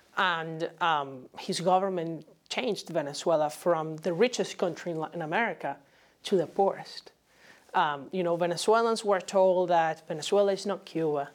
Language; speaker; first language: English; non-native, fluent; Spanish